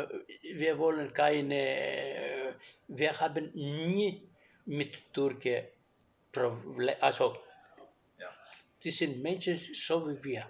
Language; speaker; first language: German; non-native, learner; Greek